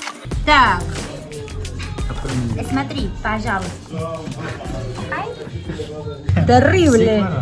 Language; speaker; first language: Russian; non-native, learner; Spanish